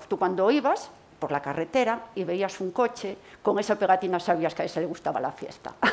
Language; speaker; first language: Spanish; native; Spanish